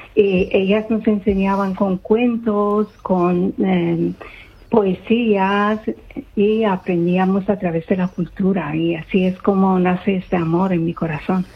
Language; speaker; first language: Spanish; non-native, fluent; Persian